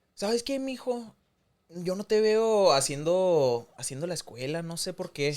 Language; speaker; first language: Spanish; early bilingual, other home language; English